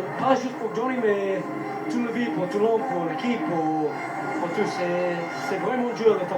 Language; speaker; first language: French; non-native, learner; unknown